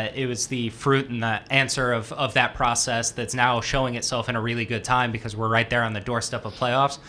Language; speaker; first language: English; native; English